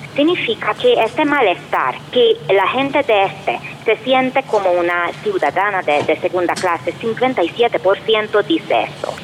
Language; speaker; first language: Spanish; non-native, fluent; Hungarian